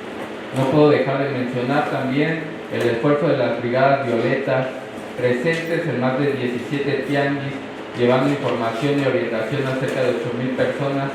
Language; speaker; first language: Spanish; native; Spanish